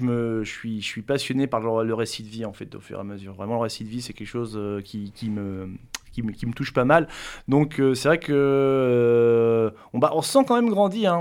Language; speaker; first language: French; native; French